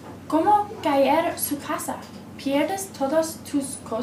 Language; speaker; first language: Spanish; non-native, learner; English